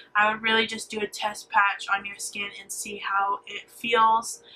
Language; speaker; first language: English; native; English